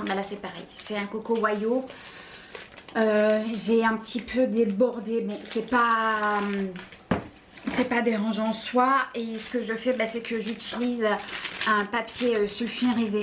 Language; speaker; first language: French; native; French